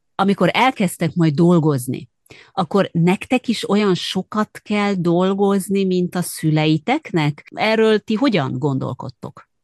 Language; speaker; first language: Hungarian; native; Hungarian